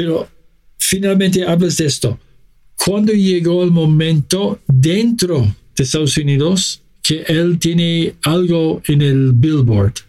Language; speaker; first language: Spanish; non-native, fluent; English